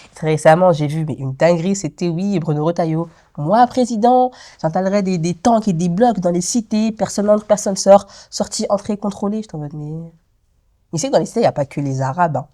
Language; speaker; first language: French; early bilingual, other home language; Lingala